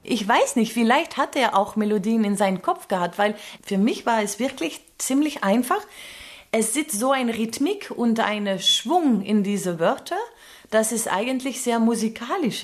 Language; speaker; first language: German; non-native, fluent; Dutch